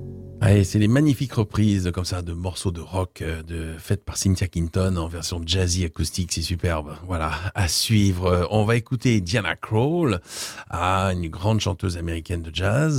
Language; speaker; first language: French; native; French